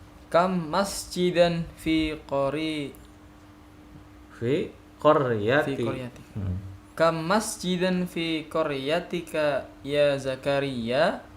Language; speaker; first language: Arabic; non-native, learner; Indonesian